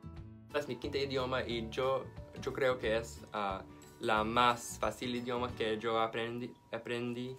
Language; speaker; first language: Spanish; non-native, learner; English